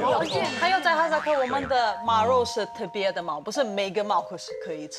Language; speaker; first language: Chinese; non-native, fluent; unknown